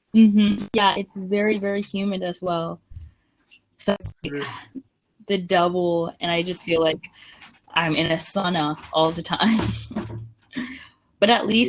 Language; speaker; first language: English; non-native, fluent; Spanish